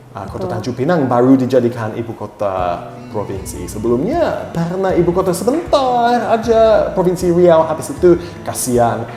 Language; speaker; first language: Indonesian; non-native, fluent; English